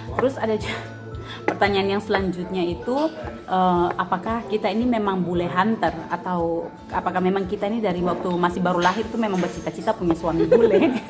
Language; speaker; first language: Indonesian; native; Indonesian